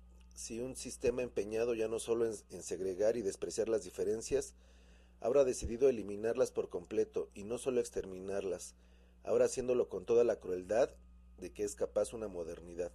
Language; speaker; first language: Spanish; native; Spanish